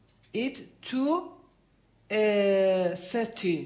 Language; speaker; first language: English; non-native, learner; Spanish